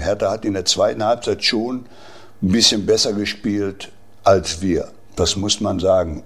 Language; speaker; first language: German; native; German